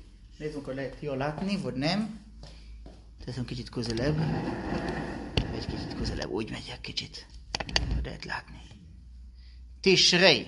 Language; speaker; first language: Hungarian; non-native, learner; Hebrew